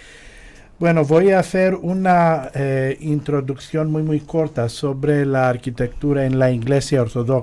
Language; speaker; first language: Spanish; non-native, fluent; Greek